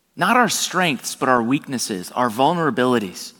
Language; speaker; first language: English; native; English